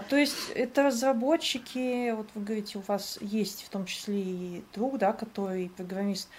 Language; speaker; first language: Russian; native; Russian